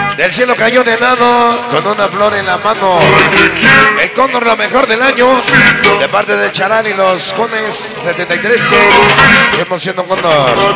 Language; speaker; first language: Spanish; native; Spanish